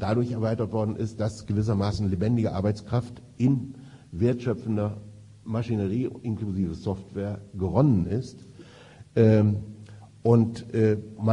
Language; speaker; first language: German; native; German